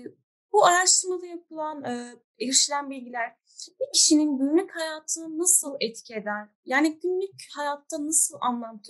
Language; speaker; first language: Turkish; native; Turkish